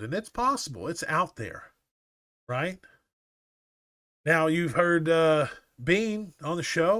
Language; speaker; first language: English; native; English